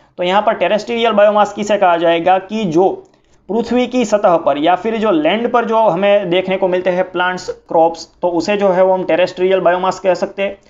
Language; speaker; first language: Hindi; non-native, local second language; Gujarati